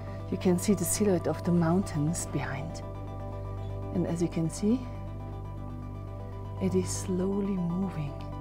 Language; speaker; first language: English; non-native, fluent; German